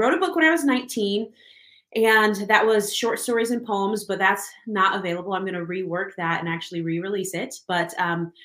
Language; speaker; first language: English; native; English